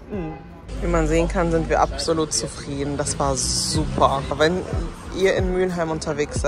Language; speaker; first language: German; non-native, fluent; French